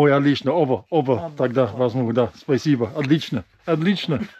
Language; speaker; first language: Russian; non-native, learner; English